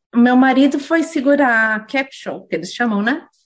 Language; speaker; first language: Portuguese; native; Portuguese